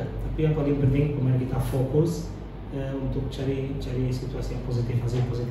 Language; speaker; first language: Indonesian; non-native, fluent; Portuguese